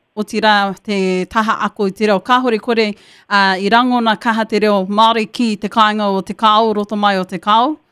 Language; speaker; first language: Māori; native; Māori